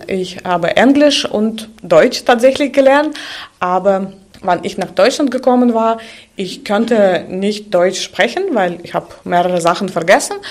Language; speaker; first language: German; non-native, fluent; Russian